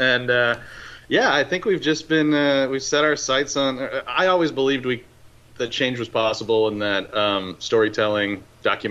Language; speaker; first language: English; native; English